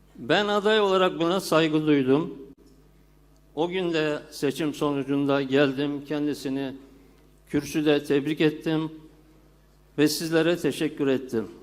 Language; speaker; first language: Turkish; native; Turkish